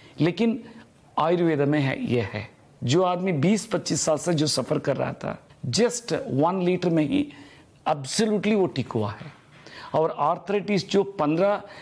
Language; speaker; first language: Hindi; non-native, local second language; Telugu